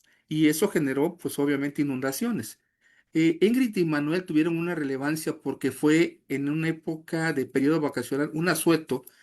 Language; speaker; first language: Spanish; native; Spanish